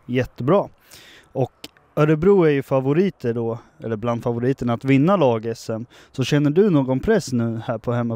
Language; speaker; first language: Swedish; native; Swedish